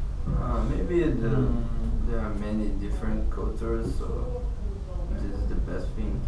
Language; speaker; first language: English; non-native, learner; Portuguese